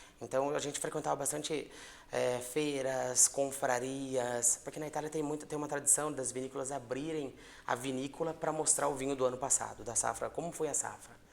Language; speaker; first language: Portuguese; native; Portuguese